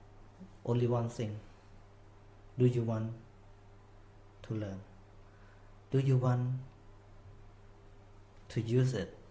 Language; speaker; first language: English; non-native, fluent; Khmer